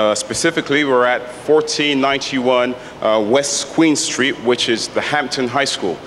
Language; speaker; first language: English; native; English